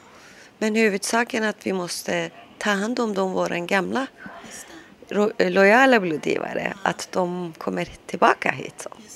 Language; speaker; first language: Swedish; non-native, local second language; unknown